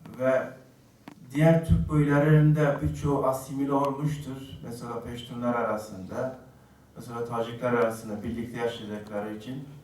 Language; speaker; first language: Turkish; non-native, fluent; Uzbek